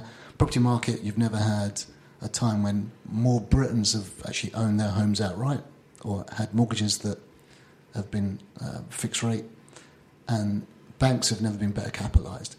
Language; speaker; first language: English; native; English